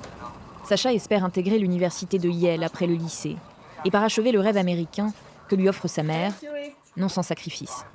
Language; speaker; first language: French; native; French